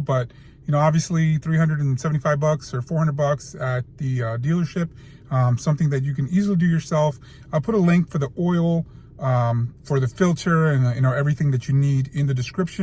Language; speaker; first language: English; native; English